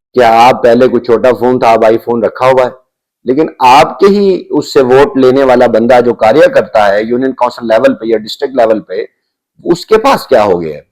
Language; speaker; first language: Urdu; non-native, local second language; Punjabi